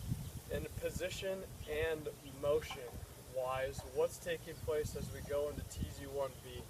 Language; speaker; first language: English; native; English